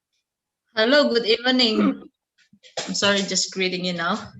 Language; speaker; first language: English; non-native, fluent; Indonesian